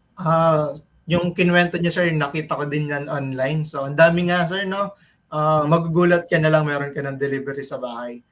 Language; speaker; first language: Filipino; native; Filipino